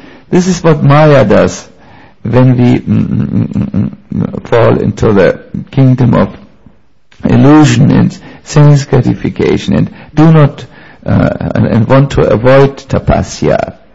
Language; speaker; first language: English; non-native, fluent; German